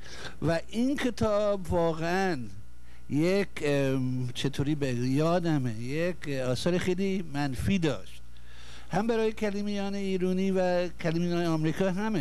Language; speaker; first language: Persian; non-native, fluent; English